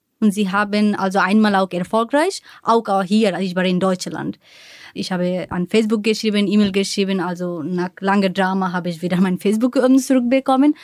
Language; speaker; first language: German; non-native, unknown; Bangla